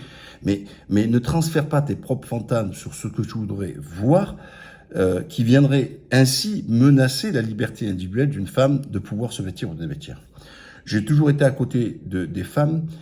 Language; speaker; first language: French; native; French